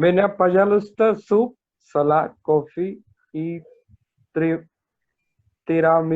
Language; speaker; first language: Russian; non-native, learner; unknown